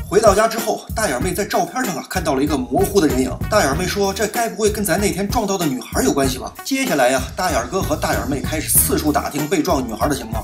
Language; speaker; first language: Chinese; native; Chinese